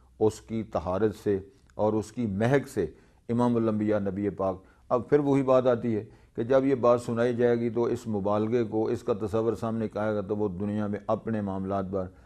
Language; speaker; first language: Urdu; non-native, local second language; Punjabi